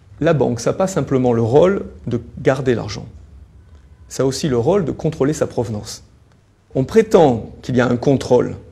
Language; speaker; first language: French; native; French